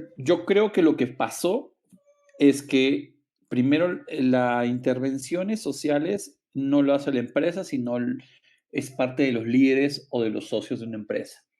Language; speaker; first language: Spanish; native; Spanish